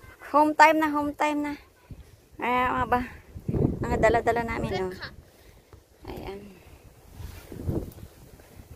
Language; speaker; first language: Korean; non-native, learner; Filipino